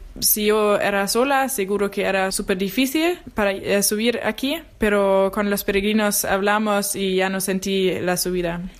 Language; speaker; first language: Spanish; non-native, fluent; German